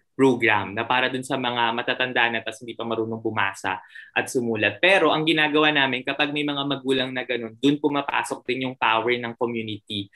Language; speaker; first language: Filipino; non-native, local second language; Cebuano